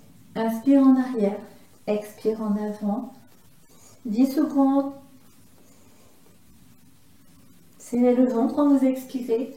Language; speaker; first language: French; native; French